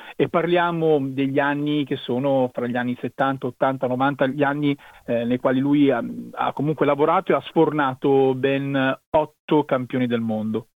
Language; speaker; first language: Italian; native; Italian